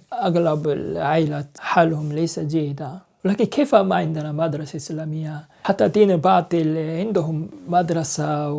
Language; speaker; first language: Arabic; non-native, learner; Korean